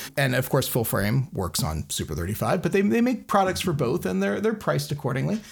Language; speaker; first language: English; native; English